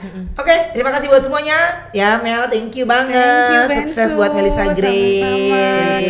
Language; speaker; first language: Indonesian; native; Indonesian